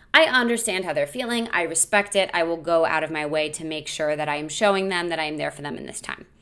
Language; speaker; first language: English; native; English